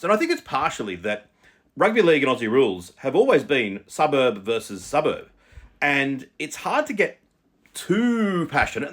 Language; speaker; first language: English; native; English